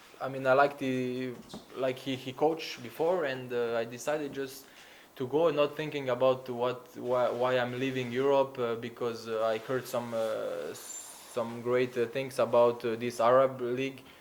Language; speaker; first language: English; non-native, learner; Slovenian